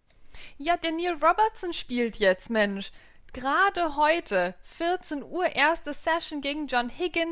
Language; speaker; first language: German; native; German